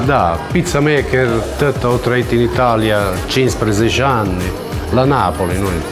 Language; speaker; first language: Romanian; non-native, learner; Italian